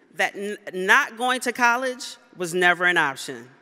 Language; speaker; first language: English; native; English